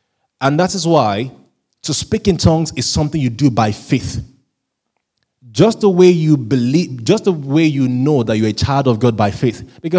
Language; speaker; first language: English; non-native, local second language; Yoruba